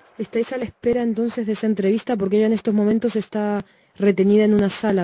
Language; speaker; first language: Spanish; native; Spanish